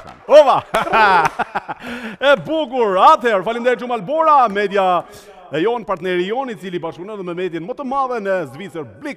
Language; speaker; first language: Albanian; native; Albanian